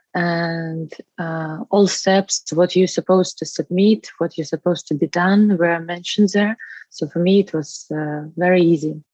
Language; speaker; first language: English; non-native, learner; Russian